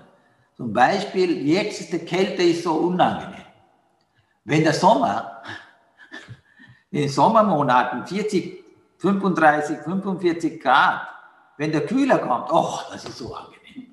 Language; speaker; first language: German; non-native, learner; Sinhala